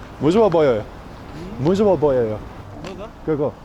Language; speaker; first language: Korean; non-native, learner; Dutch